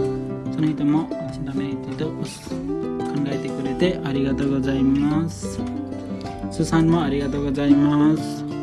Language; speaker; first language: Japanese; non-native, learner; Nepali